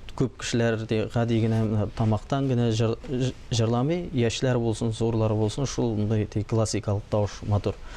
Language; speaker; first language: Tatar; early bilingual, heritage; Tatar